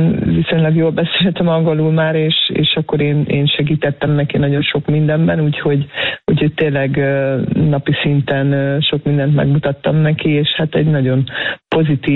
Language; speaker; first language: Hungarian; native; Hungarian